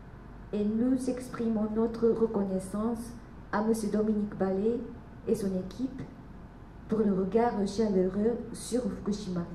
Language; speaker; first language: French; non-native, fluent; Japanese